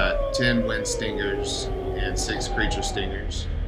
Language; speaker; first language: English; native; English